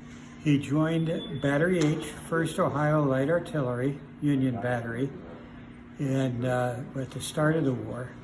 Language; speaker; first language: English; native; English